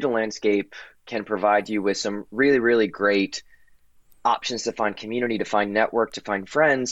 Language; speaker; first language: English; native; English